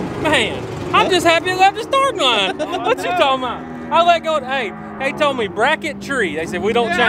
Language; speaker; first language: English; native; English